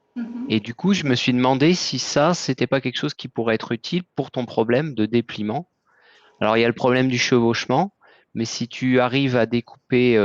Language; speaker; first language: French; native; French